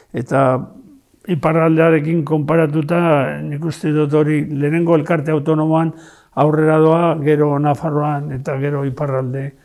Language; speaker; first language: Basque; non-native, local second language; Spanish